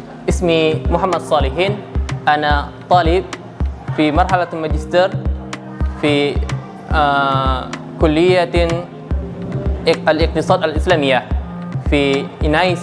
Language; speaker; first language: Arabic; non-native, learner; Indonesian